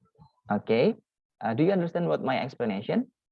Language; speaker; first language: English; non-native, learner; Indonesian